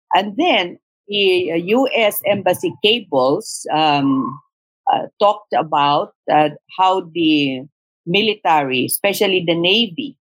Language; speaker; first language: English; non-native, local second language; Tausug